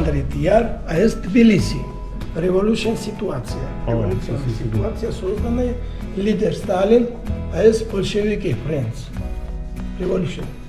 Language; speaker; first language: Russian; non-native, local second language; Georgian